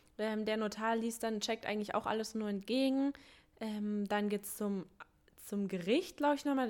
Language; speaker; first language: German; early bilingual, other home language; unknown